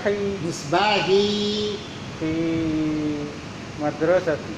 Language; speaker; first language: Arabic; non-native, learner; Indonesian